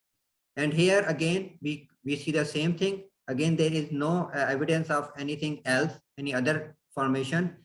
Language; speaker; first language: English; non-native, fluent; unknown